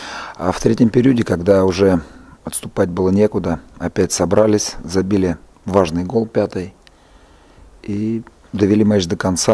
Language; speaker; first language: Russian; native; Russian